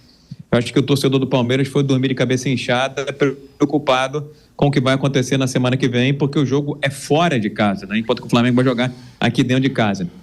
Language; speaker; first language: Portuguese; native; Portuguese